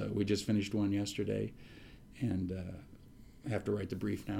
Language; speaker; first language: English; native; English